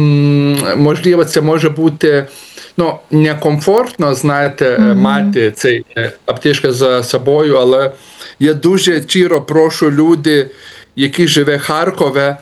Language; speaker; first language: Ukrainian; non-native, learner; Lithuanian